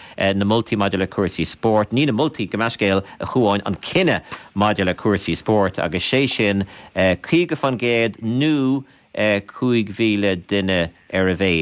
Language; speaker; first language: Irish; native; Irish